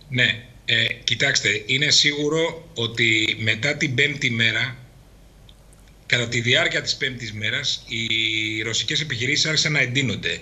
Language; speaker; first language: Greek; native; Greek